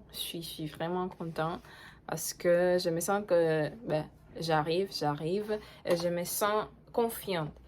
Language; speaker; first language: French; non-native, fluent; Portuguese